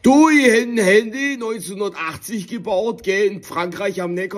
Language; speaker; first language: German; native; German